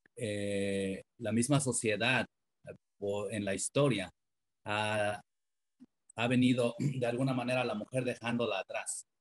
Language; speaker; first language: Spanish; native; Spanish